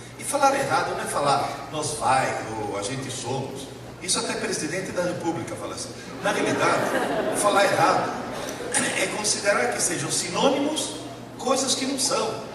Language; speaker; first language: Portuguese; early bilingual, other home language; Italian